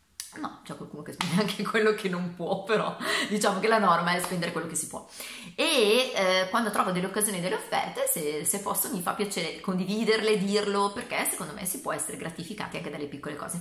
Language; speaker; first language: Italian; native; Italian